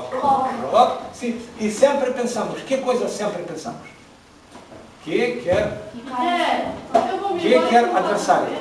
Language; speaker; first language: Portuguese; non-native, learner; Ukrainian